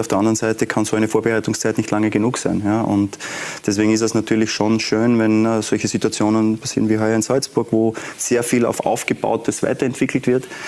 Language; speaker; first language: German; native; German